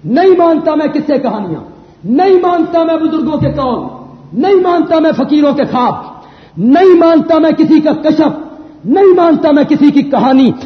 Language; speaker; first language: Urdu; non-native, local second language; Punjabi